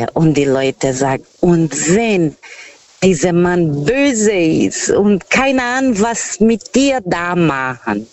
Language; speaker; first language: German; non-native, fluent; Portuguese